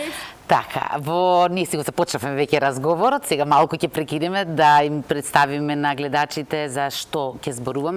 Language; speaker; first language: Macedonian; native; Macedonian